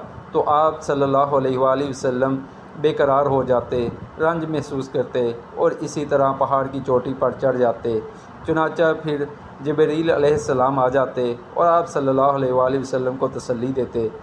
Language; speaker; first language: Urdu; native; Urdu